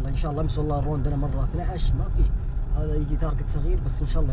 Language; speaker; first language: Arabic; non-native, learner; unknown